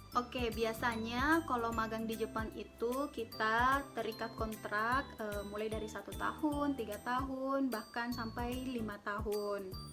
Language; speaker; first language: Indonesian; native; Indonesian